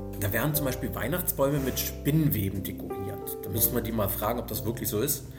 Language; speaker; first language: German; native; German